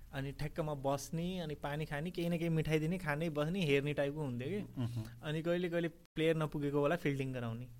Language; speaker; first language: Nepali; early bilingual, heritage; Nepali